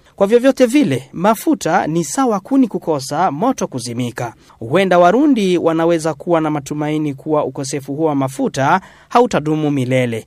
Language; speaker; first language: Swahili; non-native, local second language; Rundi